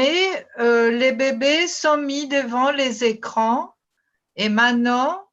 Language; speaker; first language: French; non-native, fluent; Portuguese